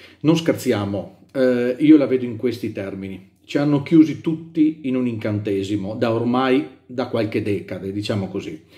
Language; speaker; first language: Italian; native; Italian